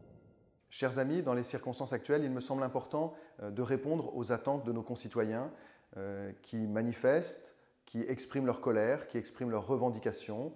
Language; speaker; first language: French; native; French